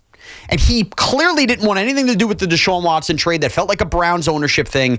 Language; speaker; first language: English; native; English